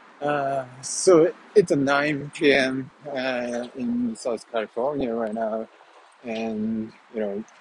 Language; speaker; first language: English; non-native, fluent; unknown